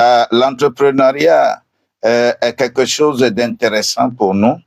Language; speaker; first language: French; non-native, local second language; Ewe